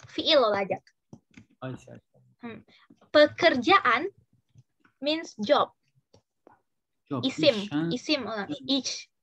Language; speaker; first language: Turkish; non-native, learner; Indonesian